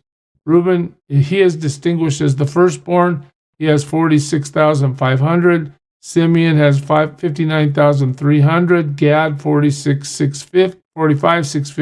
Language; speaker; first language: English; native; English